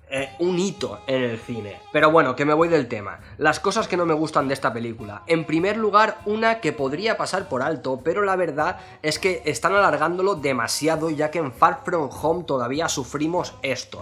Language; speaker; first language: Spanish; native; Spanish